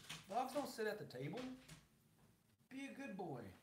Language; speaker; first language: English; native; English